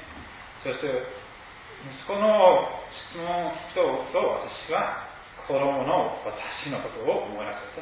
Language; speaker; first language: Japanese; non-native, fluent; English